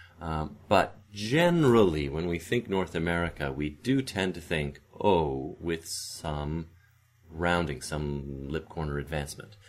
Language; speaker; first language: English; native; English